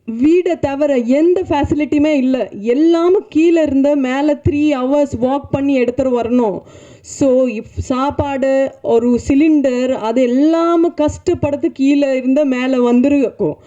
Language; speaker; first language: Tamil; non-native, fluent; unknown